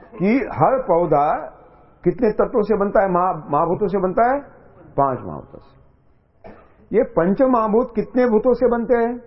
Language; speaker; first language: Hindi; non-native, local second language; Marathi